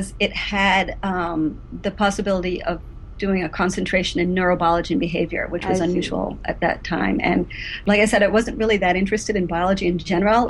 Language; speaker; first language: English; native; English